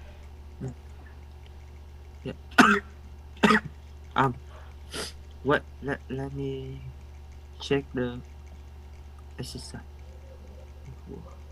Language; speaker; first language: English; non-native, learner; Vietnamese